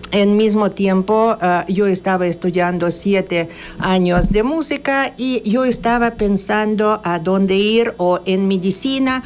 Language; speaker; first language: Spanish; non-native, fluent; Russian